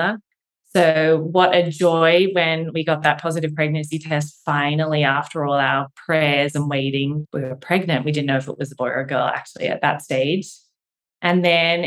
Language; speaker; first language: English; native; English